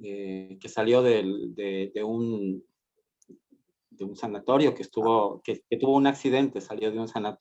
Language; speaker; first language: Spanish; native; Spanish